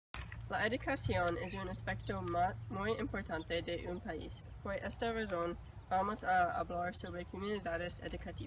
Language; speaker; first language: Spanish; non-native, learner; English